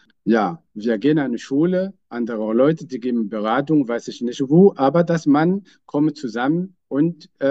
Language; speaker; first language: German; non-native, fluent; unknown